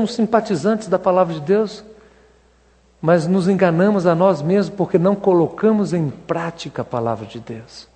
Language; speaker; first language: Portuguese; native; Portuguese